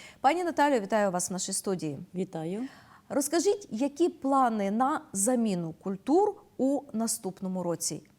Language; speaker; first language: Ukrainian; native; Ukrainian